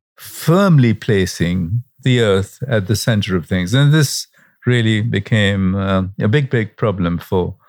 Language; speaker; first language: English; non-native, local second language; Sinhala